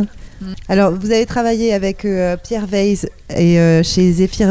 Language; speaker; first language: French; native; French